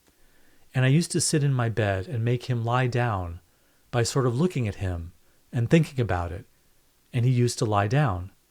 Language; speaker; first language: English; native; English